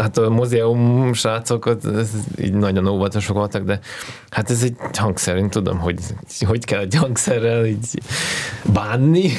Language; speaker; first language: Hungarian; non-native, fluent; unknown